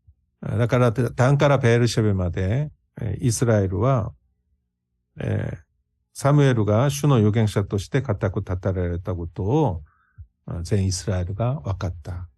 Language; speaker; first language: Japanese; non-native, fluent; Korean